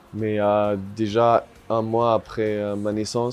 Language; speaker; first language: French; non-native, fluent; German